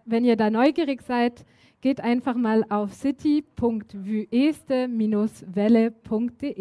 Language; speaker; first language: German; native; German